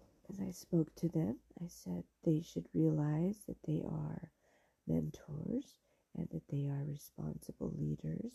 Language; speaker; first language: English; early bilingual, other home language; Spanish